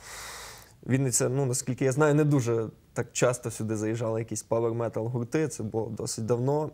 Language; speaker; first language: Ukrainian; native; Ukrainian